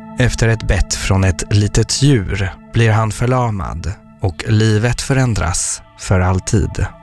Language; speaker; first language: Swedish; non-native, fluent; French